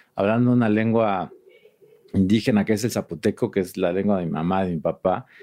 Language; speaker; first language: Spanish; native; Spanish